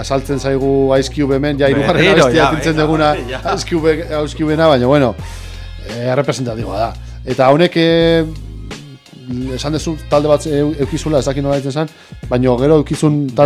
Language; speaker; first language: Basque; native; Basque